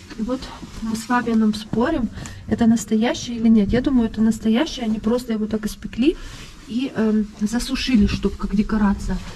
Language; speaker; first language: Russian; early bilingual, heritage; Russian